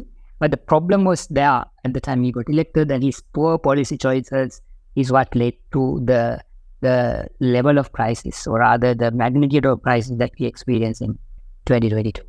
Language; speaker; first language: English; non-native, local second language; Sinhala